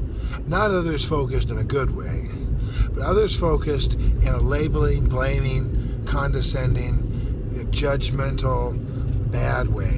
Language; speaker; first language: English; native; English